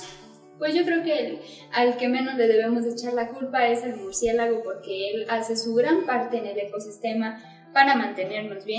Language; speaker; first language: Spanish; native; Spanish